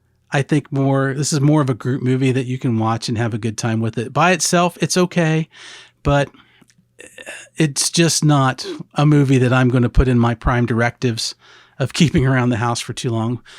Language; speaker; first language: English; native; English